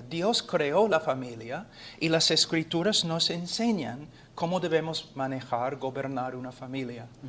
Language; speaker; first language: Spanish; non-native, fluent; English